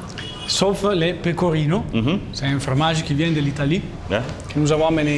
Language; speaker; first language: French; non-native, fluent; Italian